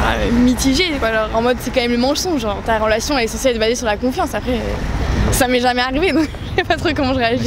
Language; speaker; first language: French; native; French